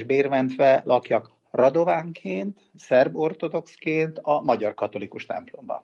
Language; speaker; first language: Hungarian; non-native, local second language; Serbian